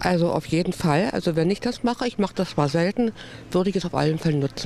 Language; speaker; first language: German; native; German